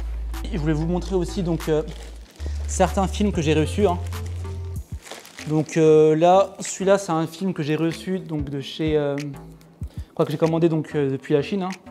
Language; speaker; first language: French; native; French